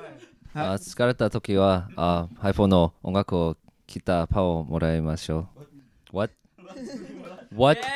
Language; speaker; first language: Japanese; non-native, learner; Korean